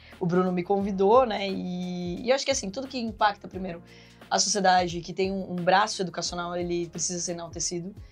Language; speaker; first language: Portuguese; native; Portuguese